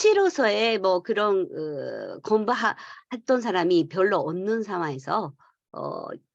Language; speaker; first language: Korean; non-native, fluent; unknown